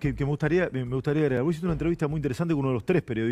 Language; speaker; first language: Spanish; native; Spanish